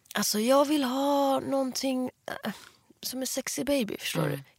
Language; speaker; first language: Swedish; early bilingual, other home language; Persian